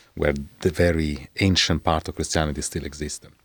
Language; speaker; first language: English; non-native, fluent; Italian